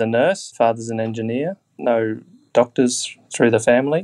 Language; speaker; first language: English; native; English